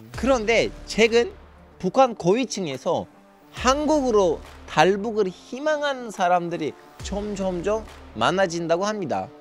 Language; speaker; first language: Korean; non-native, fluent; Turkish